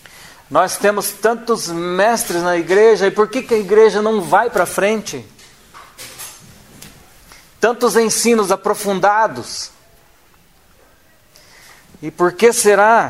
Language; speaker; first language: Portuguese; native; Portuguese